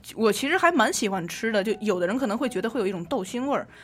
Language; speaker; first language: Chinese; native; Chinese